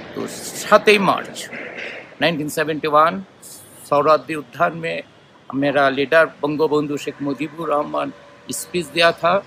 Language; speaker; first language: Hindi; non-native, learner; Bangla